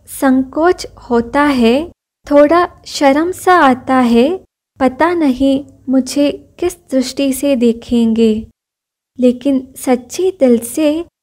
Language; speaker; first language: Hindi; non-native, local second language; Kannada